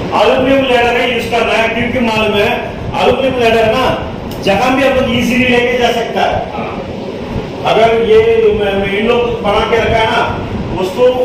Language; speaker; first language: Hindi; non-native, local second language; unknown